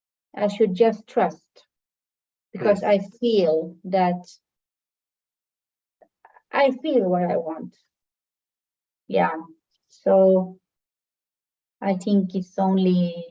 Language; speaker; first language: English; non-native, fluent; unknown